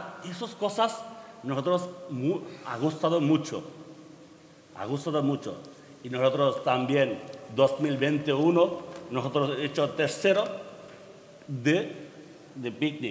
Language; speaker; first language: Spanish; non-native, learner; Bangla